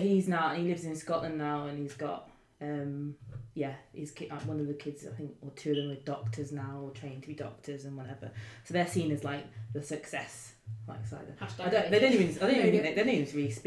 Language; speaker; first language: English; native; English